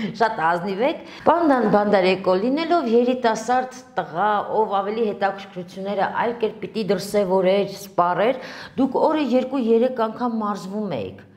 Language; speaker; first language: Armenian; native; Armenian